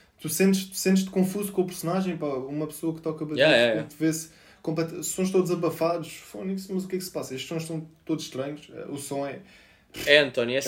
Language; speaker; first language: Portuguese; native; Portuguese